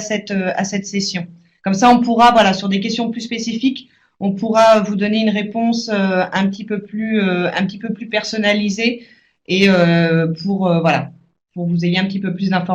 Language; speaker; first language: French; native; French